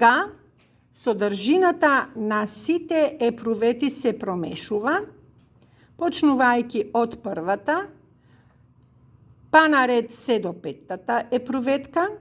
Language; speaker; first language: Macedonian; native; Macedonian